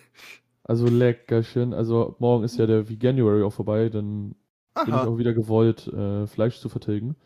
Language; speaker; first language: German; native; German